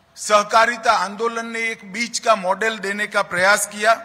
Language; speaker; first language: Hindi; non-native, local second language; Gujarati